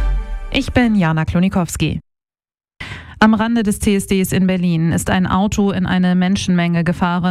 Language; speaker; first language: German; native; German